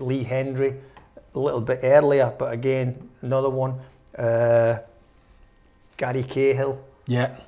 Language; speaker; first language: English; native; English